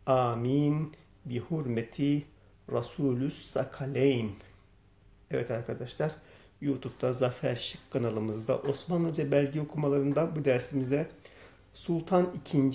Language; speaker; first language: Turkish; native; Turkish